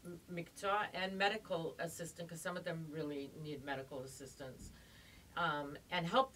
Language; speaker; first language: English; native; English